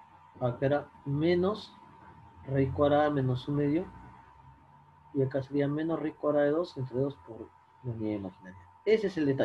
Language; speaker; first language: Spanish; native; Spanish